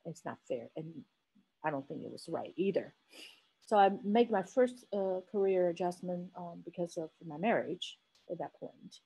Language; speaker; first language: English; non-native, fluent; Chinese